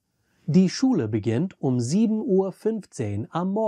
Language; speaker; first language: German; non-native, fluent; English